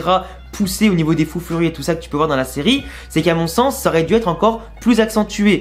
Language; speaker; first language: French; native; French